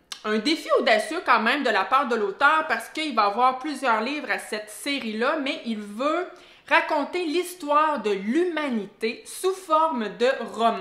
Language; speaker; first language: French; native; French